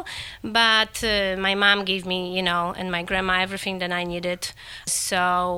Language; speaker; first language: English; non-native, fluent; Polish